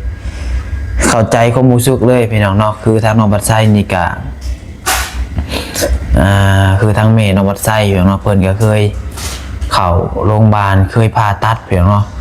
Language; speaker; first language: Thai; non-native, local second language; Lao